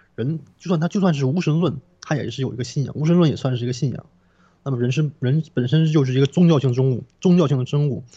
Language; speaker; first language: Chinese; non-native, local second language; Korean